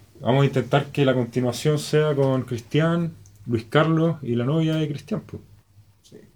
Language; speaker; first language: Spanish; native; Spanish